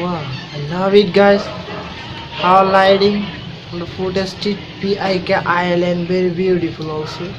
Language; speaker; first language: English; non-native, learner; Bangla